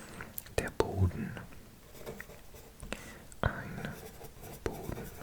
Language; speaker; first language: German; non-native, learner; Welsh